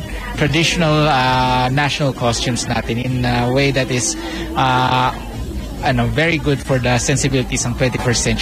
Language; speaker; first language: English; non-native, local second language; Filipino